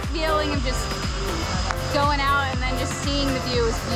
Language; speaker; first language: English; native; English